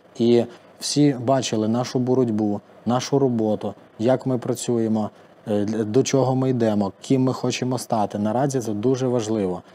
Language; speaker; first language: Ukrainian; native; Ukrainian